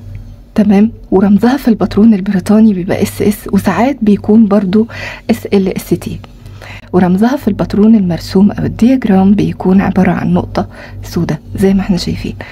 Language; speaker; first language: Arabic; native; Arabic